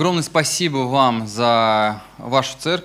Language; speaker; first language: Russian; native; Russian